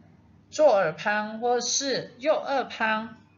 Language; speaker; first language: Chinese; non-native, fluent; Indonesian